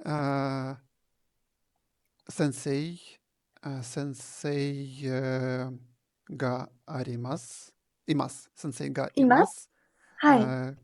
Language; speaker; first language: Japanese; non-native, learner; Ukrainian